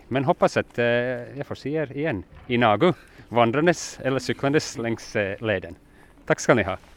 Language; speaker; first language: Swedish; native; Swedish